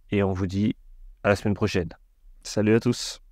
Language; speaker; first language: French; native; French